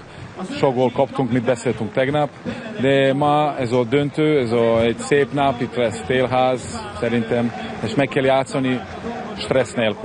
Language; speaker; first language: Hungarian; non-native, learner; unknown